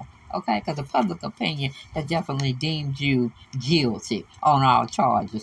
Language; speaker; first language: English; native; English